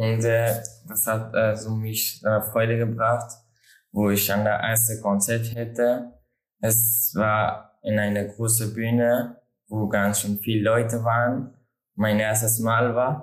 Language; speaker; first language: German; non-native, learner; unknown